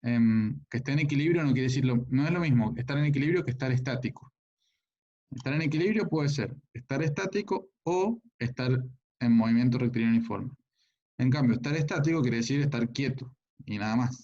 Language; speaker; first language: Spanish; native; Spanish